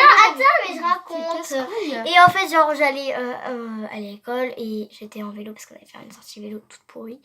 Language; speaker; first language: French; native; French